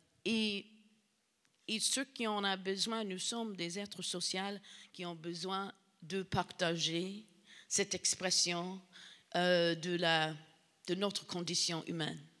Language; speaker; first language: French; non-native, fluent; English